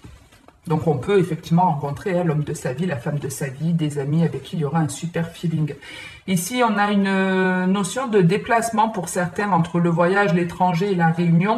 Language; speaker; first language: French; native; French